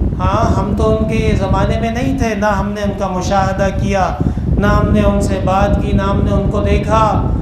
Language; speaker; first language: Urdu; non-native, local second language; Pashto